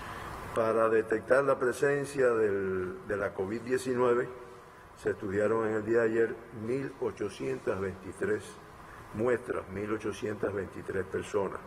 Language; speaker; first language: Spanish; native; Spanish